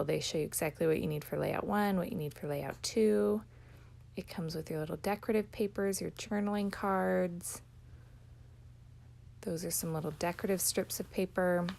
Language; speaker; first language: English; native; English